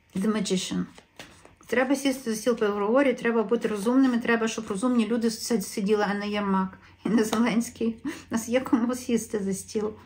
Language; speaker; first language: Ukrainian; native; Ukrainian